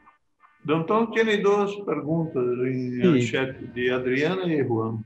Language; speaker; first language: Portuguese; non-native, learner; Spanish